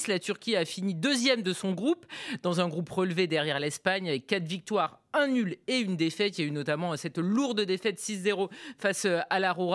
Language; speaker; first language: French; native; French